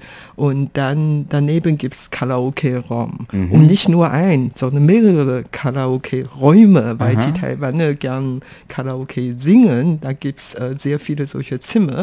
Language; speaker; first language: German; non-native, fluent; Chinese